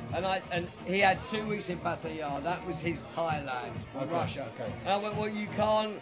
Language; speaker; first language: English; native; English